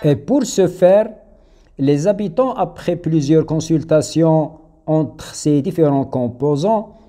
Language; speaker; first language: French; non-native, local second language; Arabic